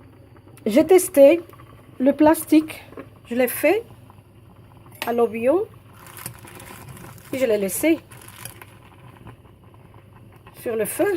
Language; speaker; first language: French; non-native, local second language; Arabic